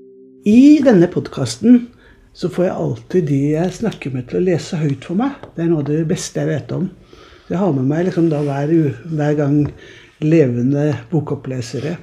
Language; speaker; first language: Norwegian; native; Norwegian